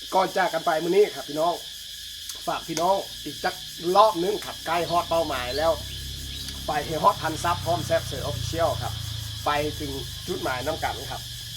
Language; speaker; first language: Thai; non-native, local second language; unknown